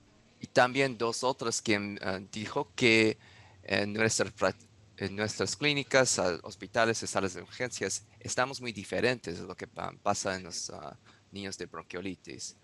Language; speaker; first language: Spanish; non-native, learner; English